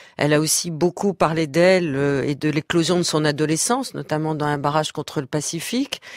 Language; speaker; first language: French; native; French